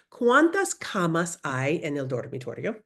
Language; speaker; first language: Spanish; non-native, fluent; English